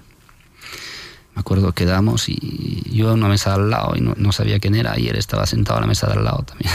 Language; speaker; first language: Spanish; non-native, fluent; French